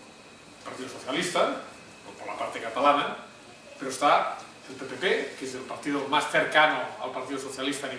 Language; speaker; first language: Spanish; native; Spanish